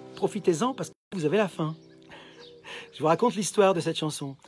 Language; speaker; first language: French; native; French